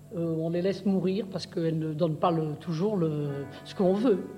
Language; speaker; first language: French; native; French